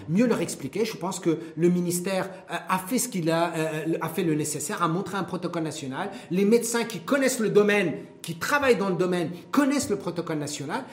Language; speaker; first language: French; non-native, local second language; Arabic